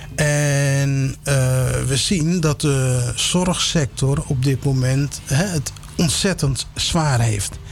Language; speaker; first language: Dutch; early bilingual, other home language; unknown